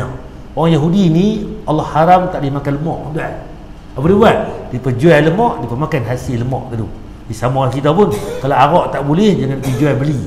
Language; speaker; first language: Malay; native; Malay